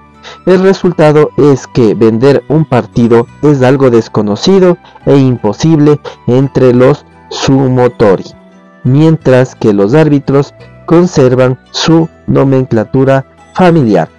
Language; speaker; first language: Spanish; native; Spanish